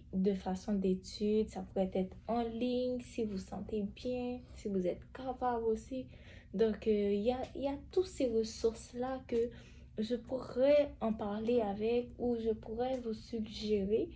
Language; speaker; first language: French; native; French